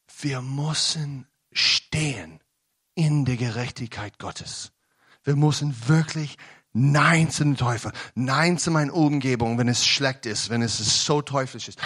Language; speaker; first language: German; non-native, learner; English